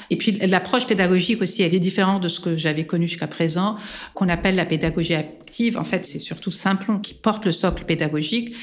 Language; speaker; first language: French; non-native, local second language; Armenian